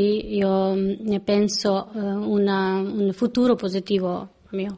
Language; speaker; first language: Italian; non-native, learner; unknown